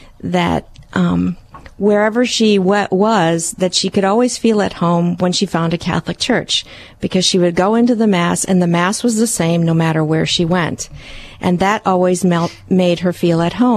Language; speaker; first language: English; early bilingual, other home language; Hungarian